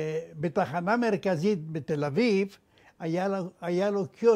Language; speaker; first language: Hebrew; non-native, fluent; Romanian